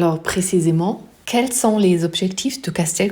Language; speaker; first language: French; non-native, fluent; German